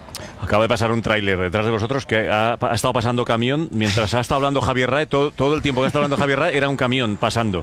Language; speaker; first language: Spanish; native; Spanish